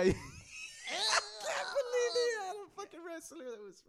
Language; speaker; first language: English; native; English